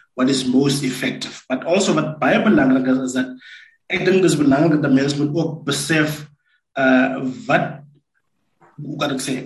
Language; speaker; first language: Afrikaans; non-native, local second language; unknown